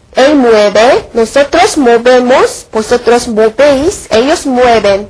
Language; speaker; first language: Spanish; non-native, fluent; Korean